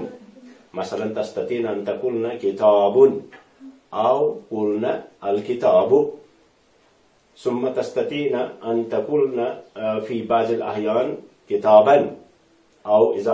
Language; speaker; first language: Arabic; non-native, fluent; Urdu